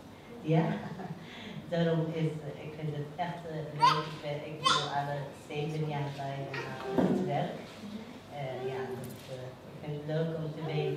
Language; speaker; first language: Dutch; non-native, learner; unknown